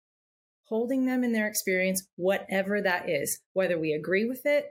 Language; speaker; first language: English; native; English